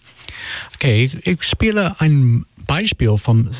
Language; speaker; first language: German; non-native, learner; English